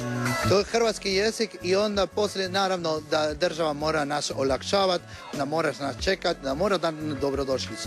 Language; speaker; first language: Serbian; non-native, learner; Spanish